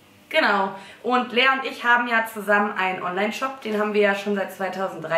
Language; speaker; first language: German; native; German